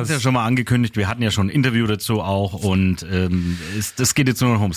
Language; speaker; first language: German; native; German